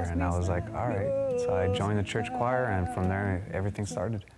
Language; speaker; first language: English; native; English